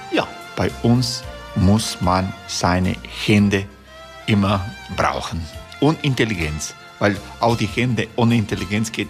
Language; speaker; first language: German; non-native, fluent; Croatian